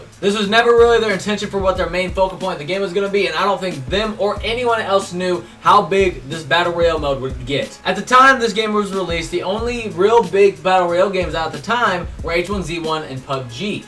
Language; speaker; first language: English; native; English